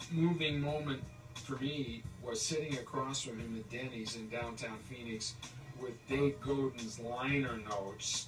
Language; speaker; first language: English; native; English